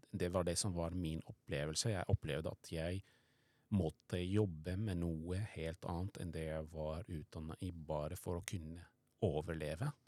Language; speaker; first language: Norwegian; non-native, fluent; Arabic